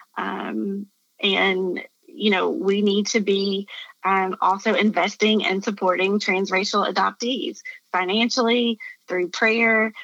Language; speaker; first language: English; native; English